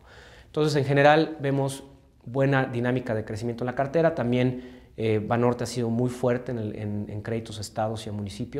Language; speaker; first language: Spanish; native; Spanish